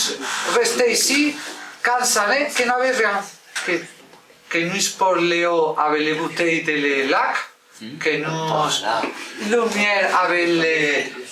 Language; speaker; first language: French; non-native, learner; Spanish